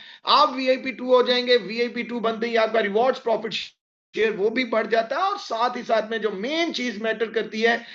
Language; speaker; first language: Hindi; native; Hindi